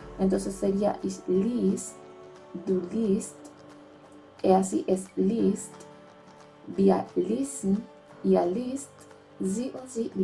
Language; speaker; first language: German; non-native, fluent; Spanish